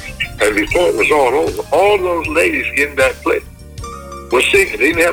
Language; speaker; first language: English; native; English